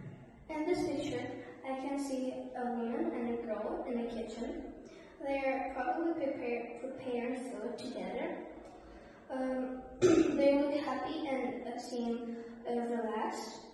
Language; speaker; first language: English; non-native, learner; Azerbaijani